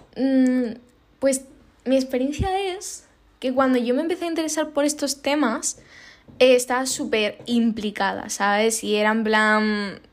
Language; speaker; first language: Spanish; native; Spanish